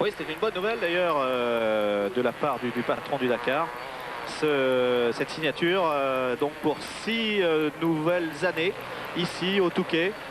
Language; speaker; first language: French; native; French